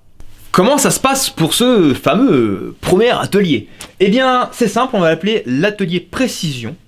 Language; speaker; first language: French; native; French